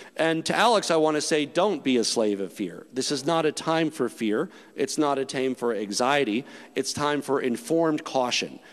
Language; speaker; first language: English; native; English